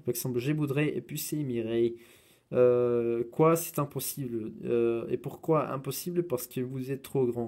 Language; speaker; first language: French; non-native, fluent; Spanish